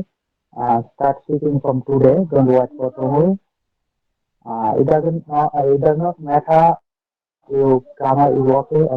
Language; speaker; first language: English; non-native, learner; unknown